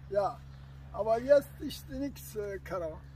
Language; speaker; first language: German; non-native, learner; Turkish